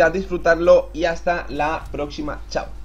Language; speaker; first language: Spanish; native; Spanish